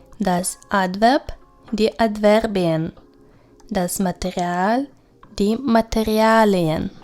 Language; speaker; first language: German; non-native, fluent; Ukrainian